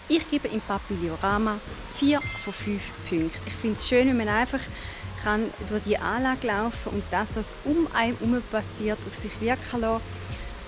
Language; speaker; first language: German; native; German